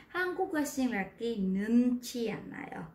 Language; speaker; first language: Korean; non-native, learner; Vietnamese